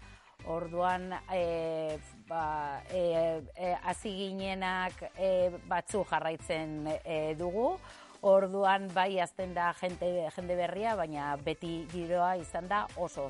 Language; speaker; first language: Basque; non-native, learner; Spanish